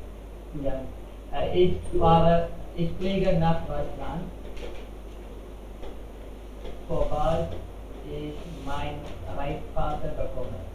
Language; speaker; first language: German; non-native, learner; Hindi